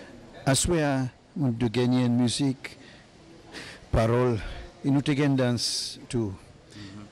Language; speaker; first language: Haitian Creole; non-native, learner; English